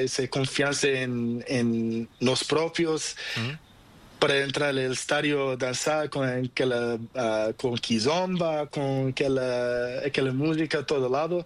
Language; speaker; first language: Spanish; non-native, learner; Portuguese